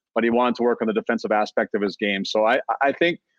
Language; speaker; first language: English; native; English